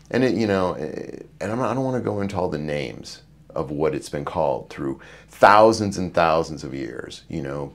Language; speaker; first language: English; native; English